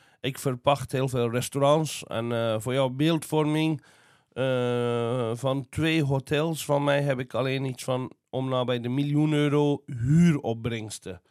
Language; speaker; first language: Dutch; non-native, fluent; Azerbaijani